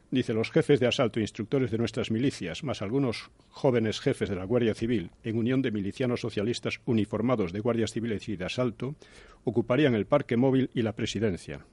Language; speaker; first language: Spanish; native; Spanish